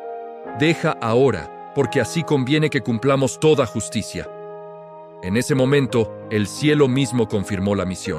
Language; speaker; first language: Spanish; native; Spanish